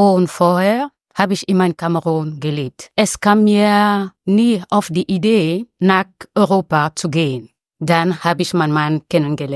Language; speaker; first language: German; non-native, learner; French